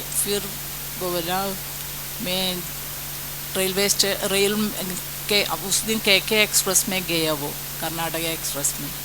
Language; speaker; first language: Hindi; non-native, local second language; Malayalam